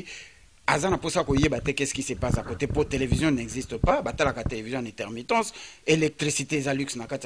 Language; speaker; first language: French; non-native, local second language; Lingala